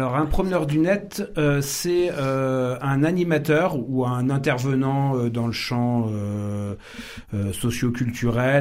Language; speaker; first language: French; native; French